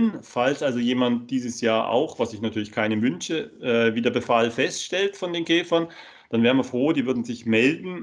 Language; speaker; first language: German; native; German